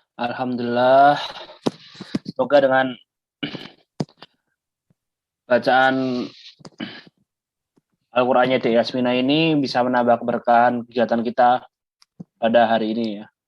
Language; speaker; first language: Indonesian; native; Indonesian